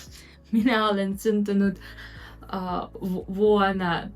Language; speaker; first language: Finnish; non-native, learner; Russian